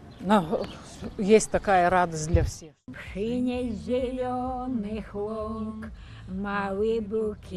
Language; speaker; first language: Polish; early bilingual, heritage; Polish